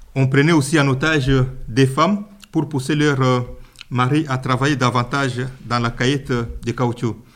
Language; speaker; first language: French; non-native, local second language; Luba-Lulua